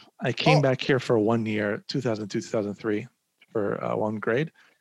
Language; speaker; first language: English; early bilingual, other home language; Somali